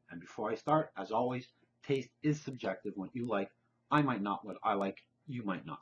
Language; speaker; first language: English; native; English